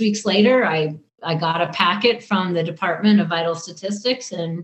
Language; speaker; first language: English; native; English